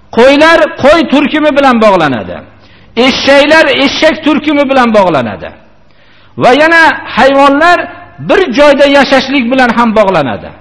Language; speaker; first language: Uzbek; native; Uzbek